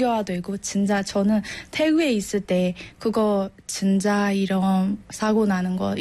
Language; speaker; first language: Korean; non-native, learner; Burmese